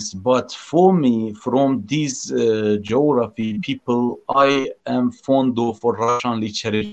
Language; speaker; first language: English; non-native, fluent; Turkish